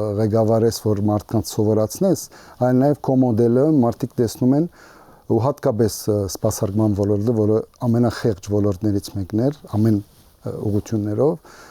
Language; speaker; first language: Armenian; early bilingual, heritage; Armenian